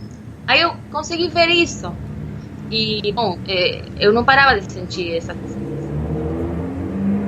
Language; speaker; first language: Portuguese; non-native, fluent; Spanish